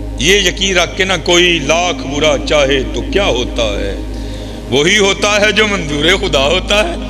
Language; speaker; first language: Urdu; non-native, local second language; Punjabi